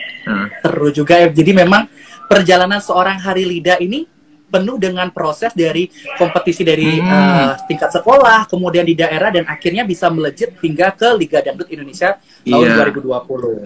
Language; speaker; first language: Indonesian; native; Indonesian